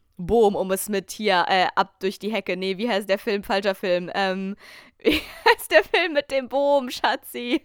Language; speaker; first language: German; native; German